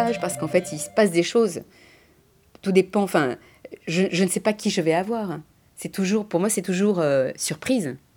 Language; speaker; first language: French; early bilingual, other home language; Spanish